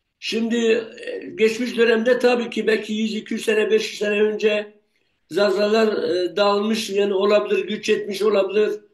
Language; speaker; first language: Turkish; non-native, local second language; Zaza